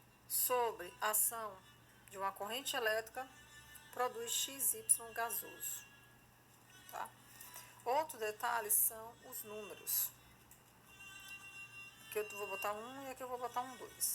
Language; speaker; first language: Portuguese; native; Portuguese